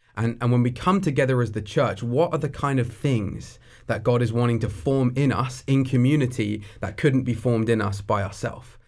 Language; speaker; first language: English; native; English